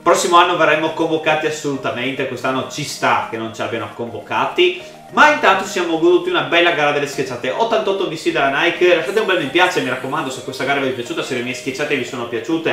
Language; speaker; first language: Italian; native; Italian